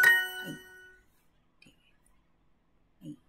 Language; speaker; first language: Cantonese; non-native, learner; Japanese